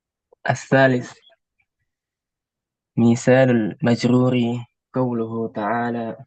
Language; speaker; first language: Arabic; non-native, learner; Indonesian